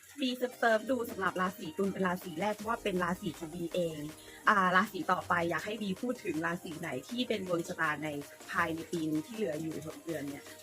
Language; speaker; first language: Thai; native; Thai